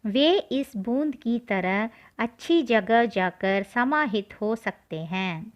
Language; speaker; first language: Hindi; non-native, local second language; Tamil